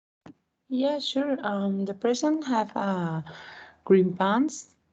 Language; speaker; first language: English; non-native, learner; Spanish